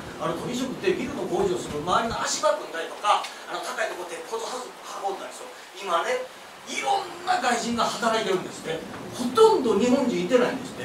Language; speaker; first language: Japanese; native; Japanese